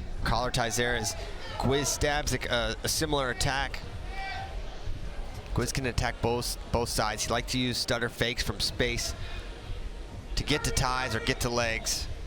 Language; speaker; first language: English; native; English